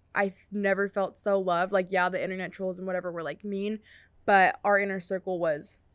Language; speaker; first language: English; native; English